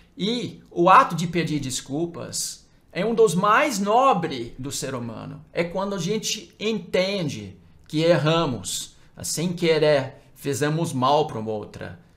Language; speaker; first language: Portuguese; non-native, fluent; English